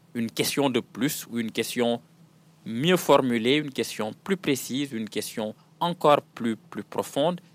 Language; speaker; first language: French; non-native, local second language; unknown